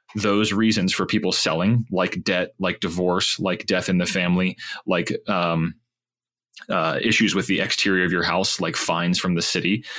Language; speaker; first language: English; native; English